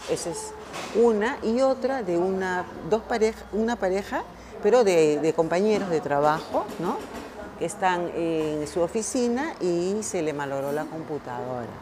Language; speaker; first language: Spanish; native; Spanish